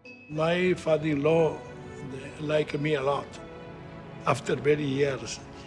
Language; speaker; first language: English; non-native, learner; Italian